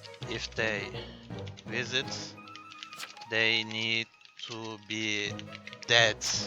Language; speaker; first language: English; non-native, learner; Turkish